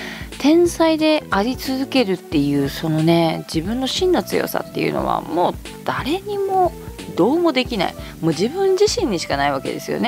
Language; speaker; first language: Japanese; native; Japanese